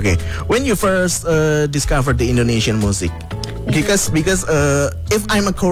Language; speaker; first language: English; non-native, learner; Indonesian